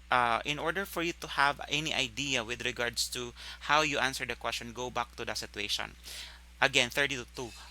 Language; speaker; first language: English; non-native, local second language; Filipino